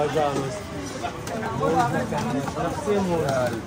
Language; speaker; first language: Russian; non-native, learner; Arabic